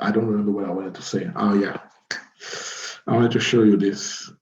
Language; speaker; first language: English; non-native, fluent; French